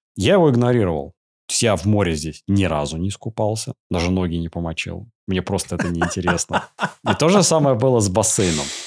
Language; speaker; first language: Russian; native; Russian